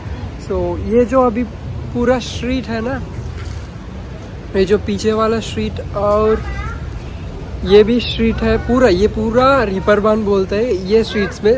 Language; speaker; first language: Hindi; non-native, local second language; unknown